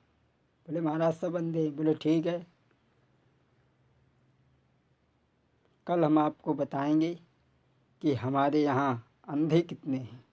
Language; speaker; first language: Hindi; native; Hindi